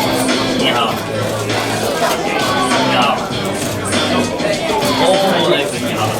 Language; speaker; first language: Chinese; non-native, learner; Japanese